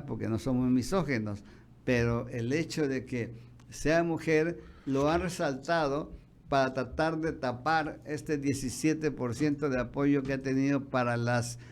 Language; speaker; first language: Spanish; native; Spanish